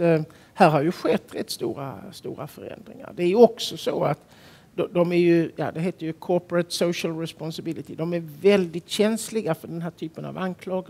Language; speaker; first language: Swedish; native; Swedish